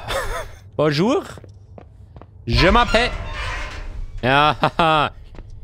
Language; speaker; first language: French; non-native, learner; German